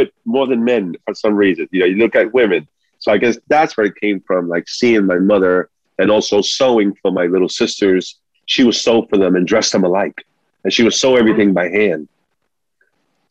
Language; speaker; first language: English; early bilingual, other home language; Spanish